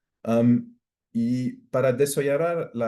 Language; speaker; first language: Spanish; non-native, fluent; English